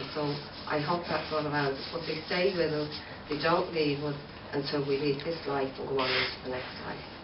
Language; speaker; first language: English; native; English